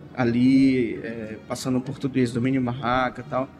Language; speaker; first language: Portuguese; native; Portuguese